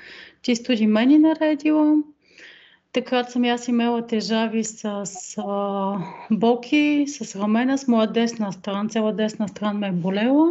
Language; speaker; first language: Slovenian; non-native, fluent; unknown